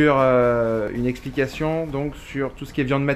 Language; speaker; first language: French; native; French